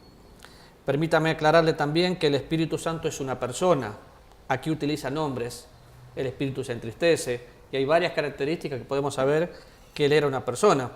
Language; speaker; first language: Spanish; native; Spanish